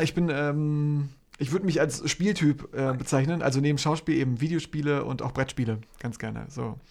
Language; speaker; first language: German; early bilingual, other home language; Polish